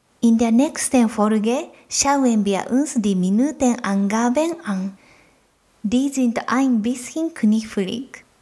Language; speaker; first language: German; non-native, fluent; Japanese